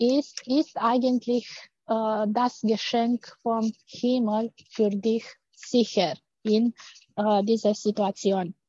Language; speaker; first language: German; non-native, fluent; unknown